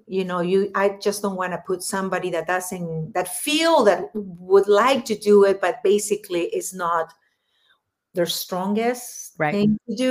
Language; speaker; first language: English; non-native, fluent; Spanish